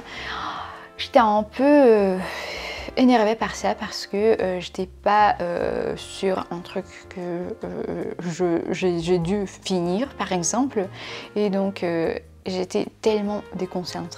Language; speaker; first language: French; non-native, fluent; Russian